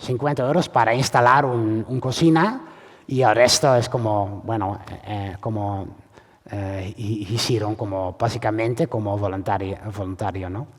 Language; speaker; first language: Spanish; non-native, fluent; Dutch